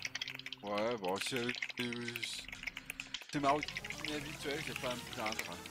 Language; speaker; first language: French; native; French